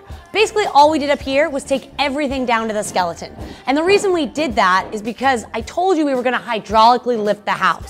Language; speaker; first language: English; native; English